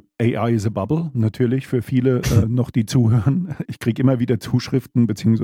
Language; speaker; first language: German; native; German